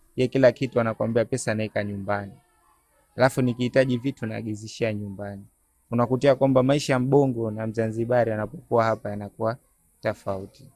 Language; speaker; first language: Swahili; native; Swahili